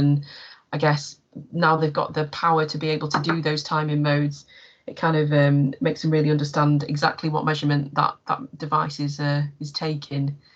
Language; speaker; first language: English; native; English